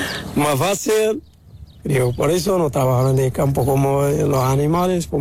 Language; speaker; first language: Spanish; non-native, learner; Arabic